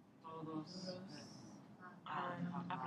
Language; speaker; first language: Spanish; non-native, learner; English